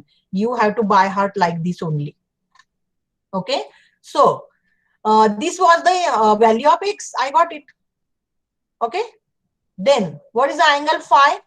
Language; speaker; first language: English; non-native, local second language; Marathi